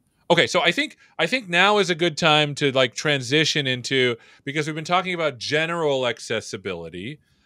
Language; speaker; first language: English; native; English